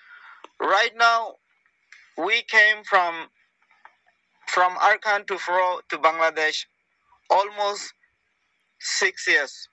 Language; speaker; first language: English; non-native, learner; Rohingya